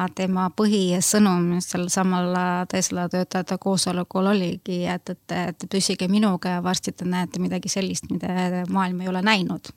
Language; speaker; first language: Estonian; non-native, local second language; Russian